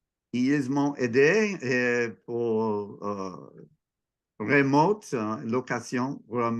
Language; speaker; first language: French; non-native, learner; English